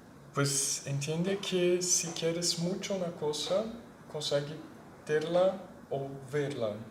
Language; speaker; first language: Spanish; non-native, fluent; Portuguese